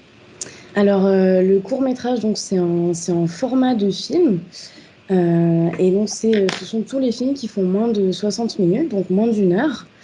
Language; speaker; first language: French; native; French